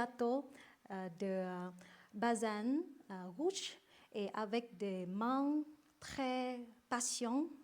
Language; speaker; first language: French; non-native, learner; Vietnamese